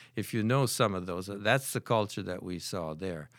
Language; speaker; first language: English; native; English